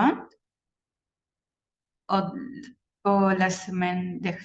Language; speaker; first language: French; non-native, learner; Spanish